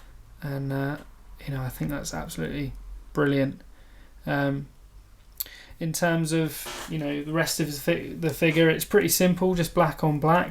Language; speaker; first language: English; native; English